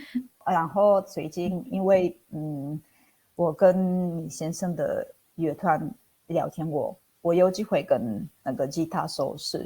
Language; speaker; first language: Chinese; non-native, fluent; Italian